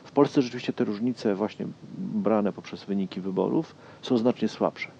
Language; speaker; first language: Polish; native; Polish